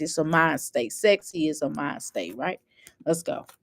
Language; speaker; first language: English; native; English